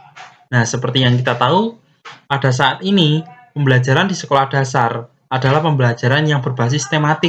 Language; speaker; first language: Indonesian; native; Indonesian